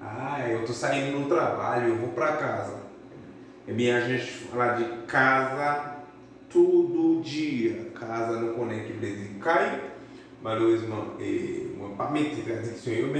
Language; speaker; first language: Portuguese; non-native, fluent; Haitian Creole